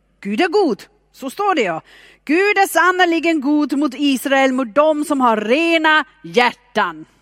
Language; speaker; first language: Swedish; non-native, fluent; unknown